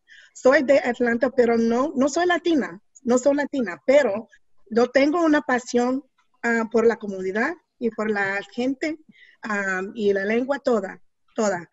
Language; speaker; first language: Spanish; non-native, learner; English